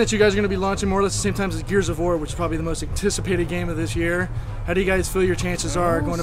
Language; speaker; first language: English; native; English